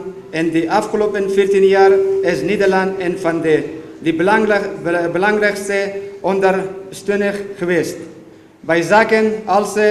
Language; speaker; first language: Dutch; non-native, fluent; Persian